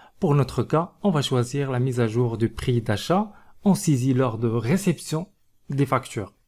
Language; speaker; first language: French; non-native, local second language; Arabic